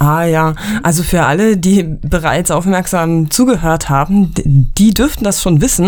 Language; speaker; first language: German; native; German